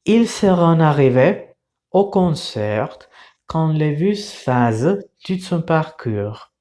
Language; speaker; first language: French; non-native, fluent; Spanish